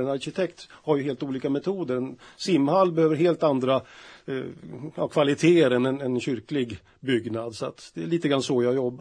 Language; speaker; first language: Swedish; native; Swedish